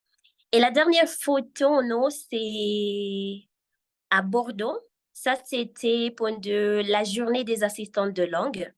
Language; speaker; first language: French; non-native, fluent; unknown